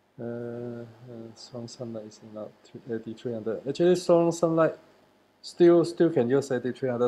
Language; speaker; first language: English; non-native, learner; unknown